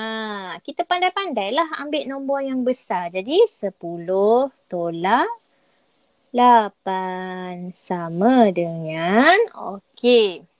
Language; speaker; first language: Malay; native; Malay